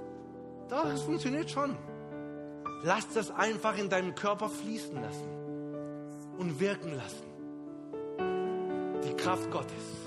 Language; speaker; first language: German; non-native, fluent; Spanish